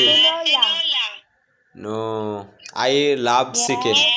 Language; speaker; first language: English; non-native, learner; Bangla